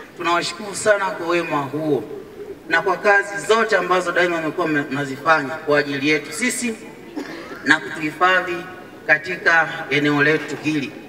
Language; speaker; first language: Swahili; native; Swahili